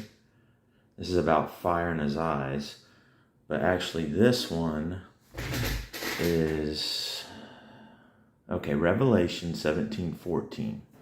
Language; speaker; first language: English; native; English